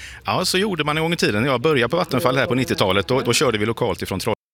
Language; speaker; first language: Swedish; native; Swedish